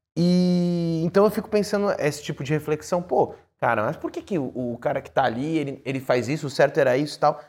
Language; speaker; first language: Portuguese; native; Portuguese